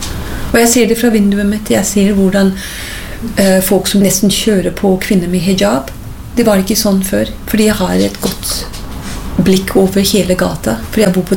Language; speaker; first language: Norwegian; non-native, fluent; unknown